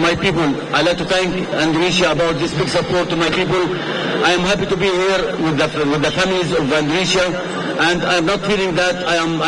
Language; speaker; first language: English; non-native, fluent; Arabic